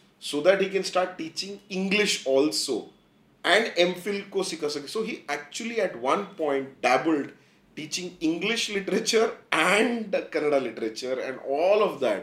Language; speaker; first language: English; non-native, local second language; Kannada